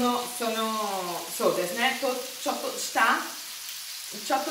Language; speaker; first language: Japanese; non-native, learner; Italian